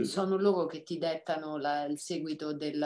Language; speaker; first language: Italian; non-native, fluent; French